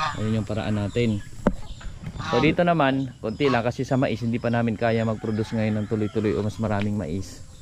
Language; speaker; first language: Filipino; non-native, local second language; Cebuano